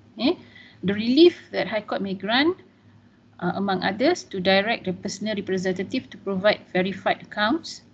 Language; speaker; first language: English; non-native, local second language; Malay